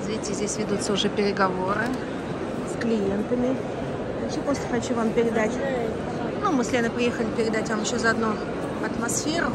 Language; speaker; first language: Russian; native; Russian